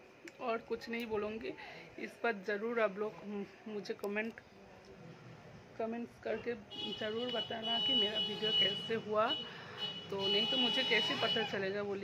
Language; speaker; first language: Hindi; non-native, local second language; Bangla